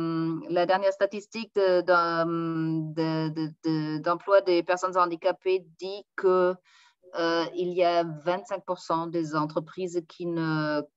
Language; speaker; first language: French; non-native, fluent; German